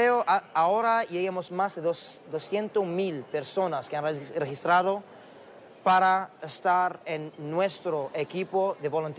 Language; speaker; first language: Spanish; non-native, learner; Arabic